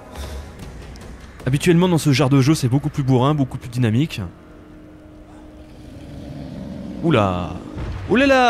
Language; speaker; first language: French; native; French